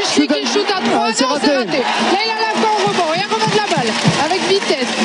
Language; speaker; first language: French; native; French